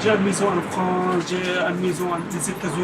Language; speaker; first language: French; non-native, learner; Arabic